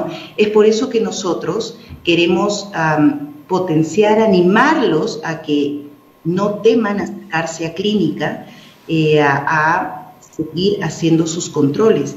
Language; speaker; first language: Spanish; native; Spanish